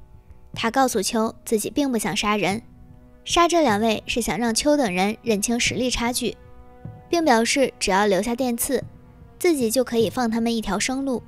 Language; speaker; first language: Chinese; native; Chinese